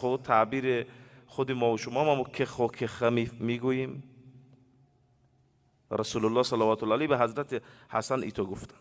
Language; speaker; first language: Persian; native; Persian